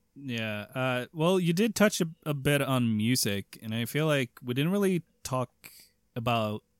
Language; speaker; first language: English; non-native, fluent; Swedish